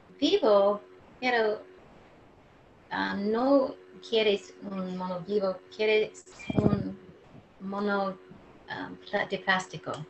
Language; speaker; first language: Spanish; non-native, learner; English